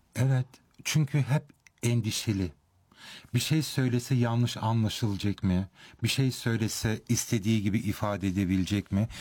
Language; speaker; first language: Turkish; early bilingual, heritage; Turkish